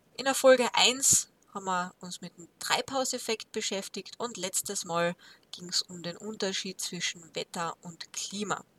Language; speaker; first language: German; native; German